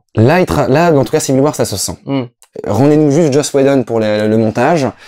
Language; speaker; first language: French; native; French